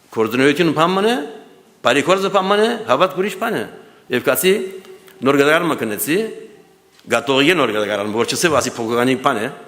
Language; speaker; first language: Armenian; early bilingual, heritage; Armenian